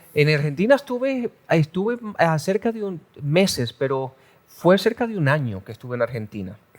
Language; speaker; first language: Spanish; native; Spanish